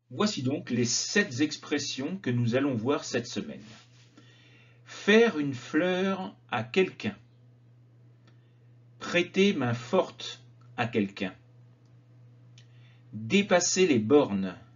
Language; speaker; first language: French; native; French